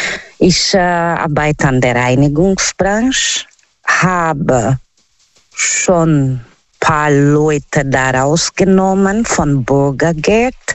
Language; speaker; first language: German; non-native, fluent; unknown